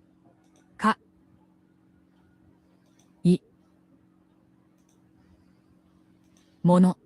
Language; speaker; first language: Japanese; non-native, learner; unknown